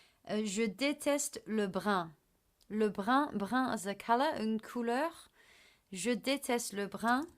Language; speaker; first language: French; non-native, fluent; English